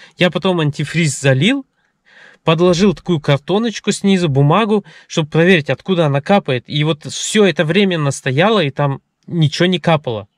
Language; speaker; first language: Russian; early bilingual, heritage; Russian